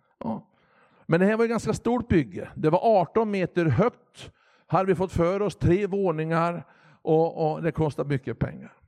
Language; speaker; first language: Swedish; native; Swedish